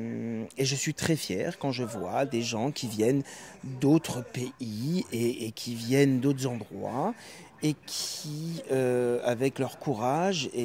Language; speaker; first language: French; early bilingual, other home language; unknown